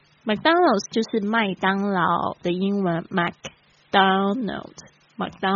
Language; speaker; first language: Chinese; native; Chinese